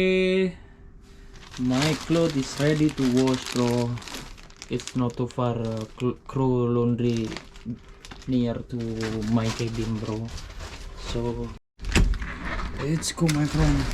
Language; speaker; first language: English; non-native, learner; Indonesian